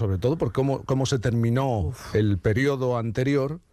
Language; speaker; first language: Spanish; native; Spanish